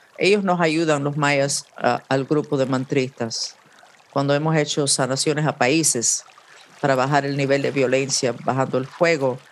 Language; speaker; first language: Spanish; non-native, fluent; English